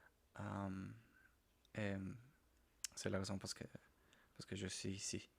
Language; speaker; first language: French; non-native, learner; Spanish